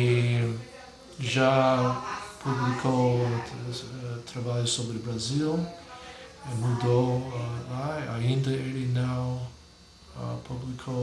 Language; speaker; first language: Portuguese; non-native, fluent; English